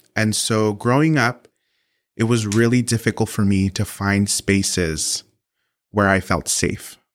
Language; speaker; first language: English; early bilingual, other home language; Spanish